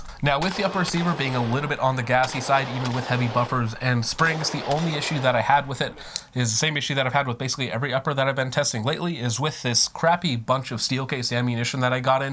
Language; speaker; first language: English; native; English